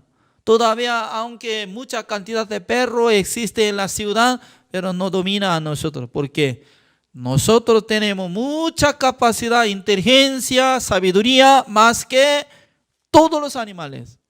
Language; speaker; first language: Spanish; non-native, fluent; Korean